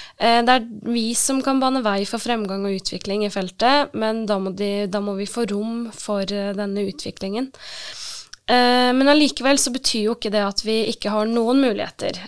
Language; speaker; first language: Norwegian; early bilingual, other home language; Turkish